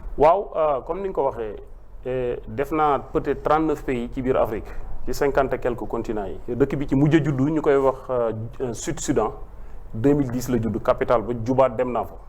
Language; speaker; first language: Wolof; native; Wolof